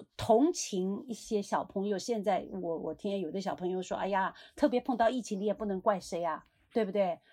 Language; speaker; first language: Chinese; native; Chinese